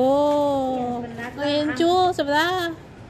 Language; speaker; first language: Indonesian; non-native, local second language; Sundanese